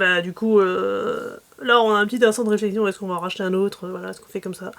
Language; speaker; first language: French; native; French